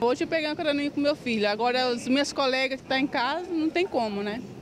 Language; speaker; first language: Portuguese; native; Portuguese